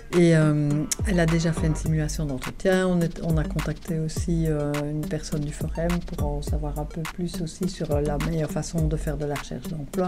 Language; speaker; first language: French; native; French